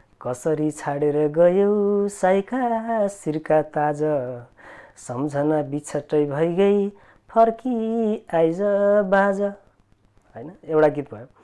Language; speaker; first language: Nepali; native; Nepali